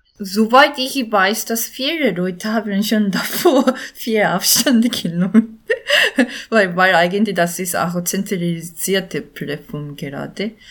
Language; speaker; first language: German; non-native, learner; Korean